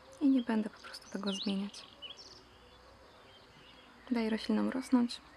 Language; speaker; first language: Polish; native; Polish